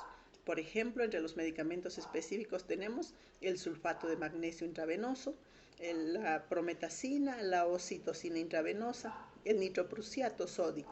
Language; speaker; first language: Spanish; native; Spanish